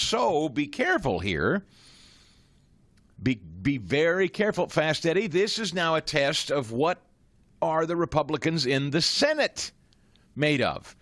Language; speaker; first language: English; native; English